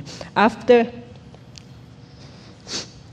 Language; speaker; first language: English; non-native, fluent; Thai